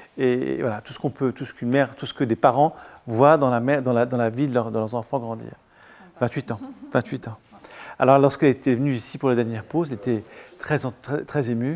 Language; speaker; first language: French; native; French